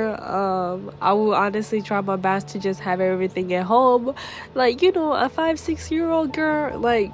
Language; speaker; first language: English; early bilingual, other home language; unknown